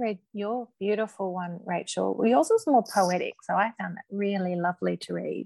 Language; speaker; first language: English; native; English